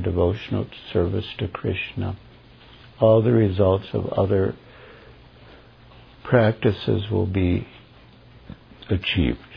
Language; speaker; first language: English; native; English